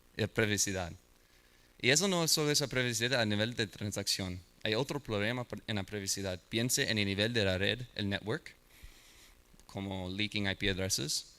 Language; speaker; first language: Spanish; non-native, learner; English